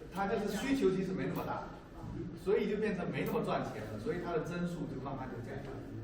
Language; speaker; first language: Chinese; native; Chinese